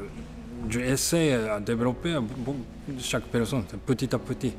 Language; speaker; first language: French; non-native, learner; Japanese